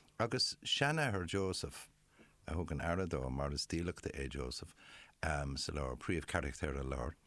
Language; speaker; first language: Irish; non-native, local second language; English